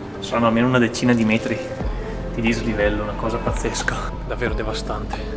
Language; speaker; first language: Italian; native; Italian